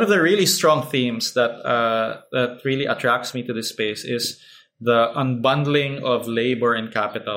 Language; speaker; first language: English; non-native, local second language; Filipino